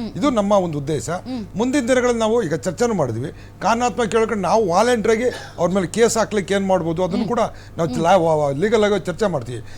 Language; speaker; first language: Kannada; native; Kannada